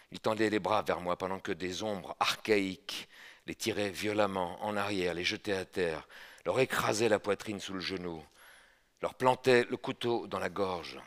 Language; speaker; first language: French; native; French